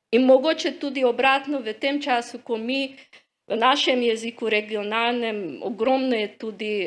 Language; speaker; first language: Slovenian; non-native, local second language; Hungarian